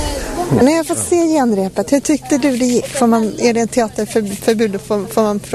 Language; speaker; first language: Swedish; native; Swedish